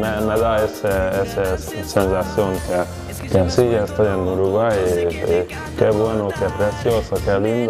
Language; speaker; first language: Spanish; non-native, fluent; Hungarian